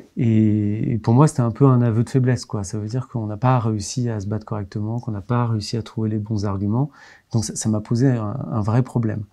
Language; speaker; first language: French; native; French